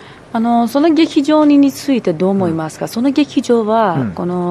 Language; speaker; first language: Japanese; non-native, learner; Persian